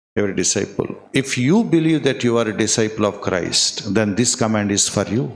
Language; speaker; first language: English; non-native, local second language; Telugu